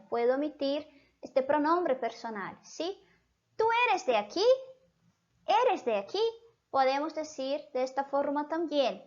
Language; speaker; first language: Spanish; non-native, fluent; Portuguese